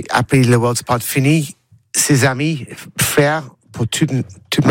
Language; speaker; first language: French; non-native, learner; English